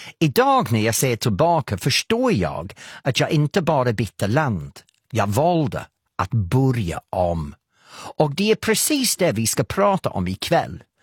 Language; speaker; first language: Swedish; non-native, fluent; English